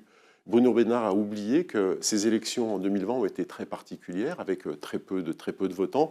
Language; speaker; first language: French; native; French